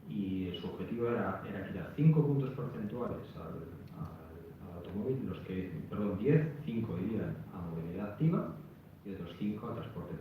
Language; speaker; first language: Spanish; native; Spanish